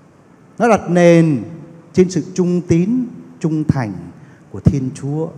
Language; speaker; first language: Vietnamese; native; Vietnamese